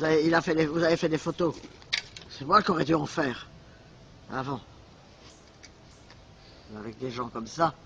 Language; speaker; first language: French; native; French